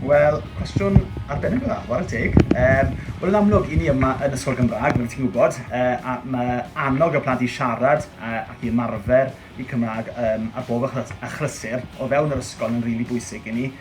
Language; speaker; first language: Welsh; native; Welsh